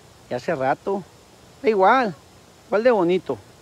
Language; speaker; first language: Spanish; native; Spanish